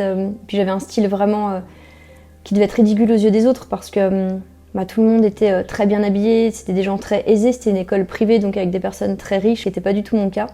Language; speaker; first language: French; native; French